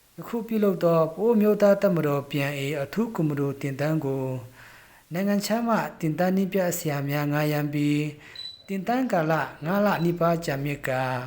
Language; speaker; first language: Burmese; non-native, local second language; Pa'o Karen